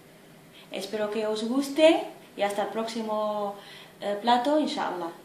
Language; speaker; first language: Spanish; non-native, fluent; Arabic